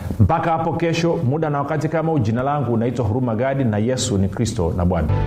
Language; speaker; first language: Swahili; native; Swahili